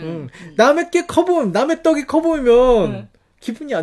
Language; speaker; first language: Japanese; non-native, learner; Korean